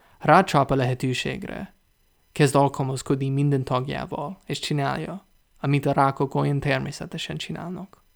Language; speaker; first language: Hungarian; non-native, learner; English